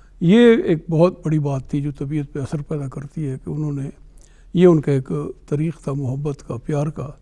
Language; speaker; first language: Urdu; non-native, local second language; Pashto